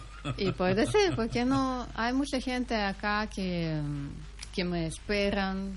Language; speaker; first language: Spanish; non-native, fluent; Russian